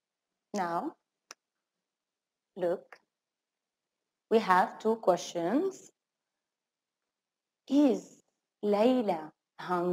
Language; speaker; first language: English; non-native, fluent; Arabic